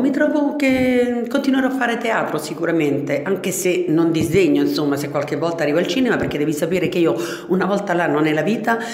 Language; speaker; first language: Italian; native; Italian